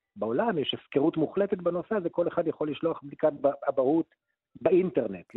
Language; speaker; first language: Hebrew; native; Hebrew